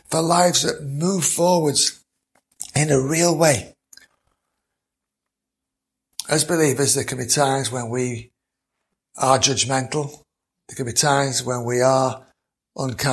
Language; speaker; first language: English; native; English